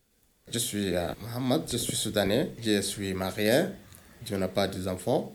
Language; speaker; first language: French; non-native, learner; Arabic